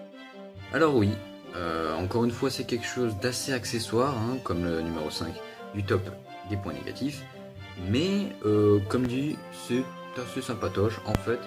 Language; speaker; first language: French; native; French